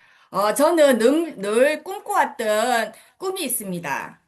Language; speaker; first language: Korean; native; Korean